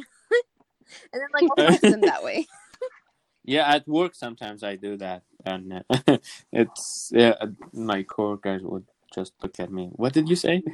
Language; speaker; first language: English; non-native, fluent; Kurdish